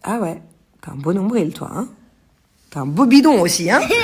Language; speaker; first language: French; native; French